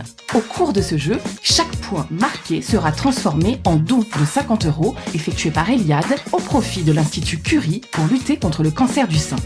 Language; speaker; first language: French; native; French